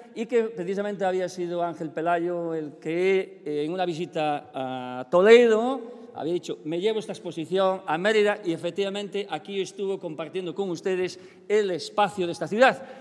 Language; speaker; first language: Spanish; native; Spanish